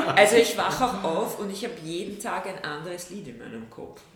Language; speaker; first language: German; native; German